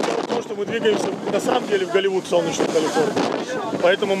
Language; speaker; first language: Russian; native; Russian